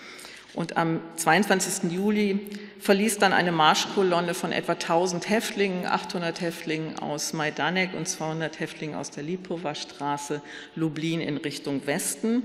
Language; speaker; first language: German; native; German